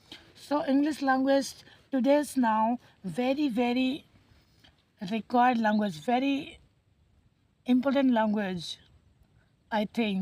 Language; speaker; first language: English; non-native, learner; Hindi